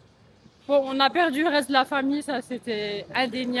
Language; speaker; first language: French; native; French